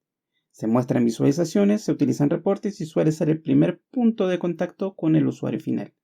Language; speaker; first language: Spanish; native; Spanish